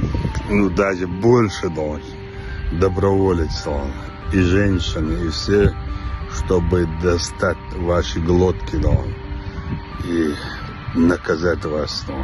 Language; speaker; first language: Russian; non-native, local second language; Chechen